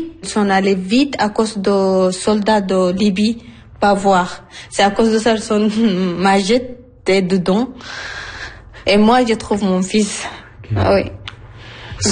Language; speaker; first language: French; non-native, learner; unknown